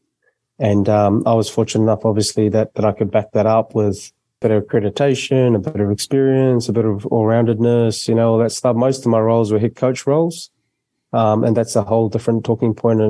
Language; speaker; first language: English; native; English